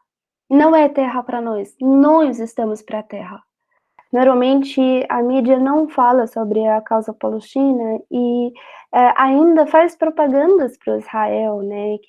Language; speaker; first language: Portuguese; non-native, fluent; Arabic